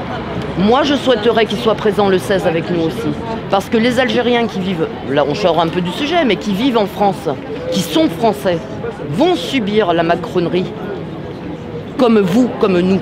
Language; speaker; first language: French; native; French